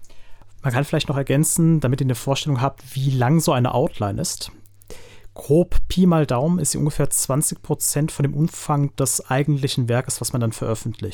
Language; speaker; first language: German; native; German